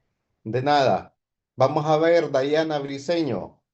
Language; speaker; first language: Spanish; native; Spanish